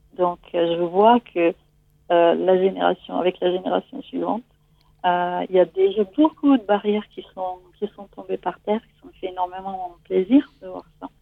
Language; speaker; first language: French; non-native, fluent; Italian